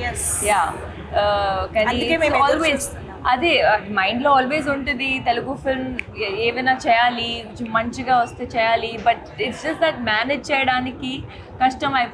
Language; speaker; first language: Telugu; non-native, local second language; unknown